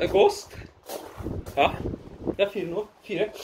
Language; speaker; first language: Norwegian; non-native, learner; Persian